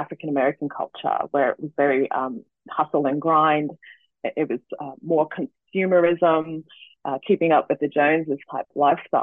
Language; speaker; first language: English; native; English